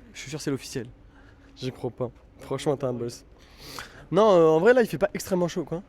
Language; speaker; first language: French; native; French